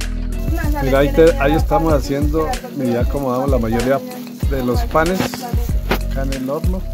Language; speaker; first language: Spanish; native; Spanish